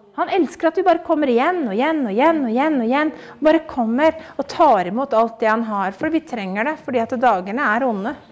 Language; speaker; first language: Norwegian; native; Norwegian